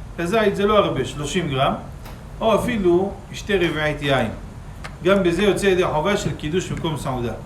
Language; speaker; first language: Hebrew; native; Hebrew